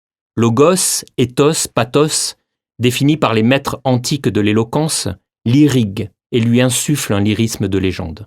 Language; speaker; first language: French; native; French